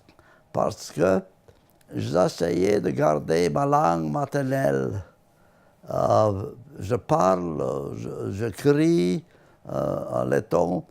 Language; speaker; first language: French; non-native, learner; Latvian